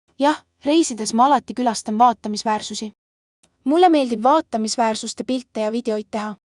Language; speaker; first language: Estonian; non-native, learner; Bangla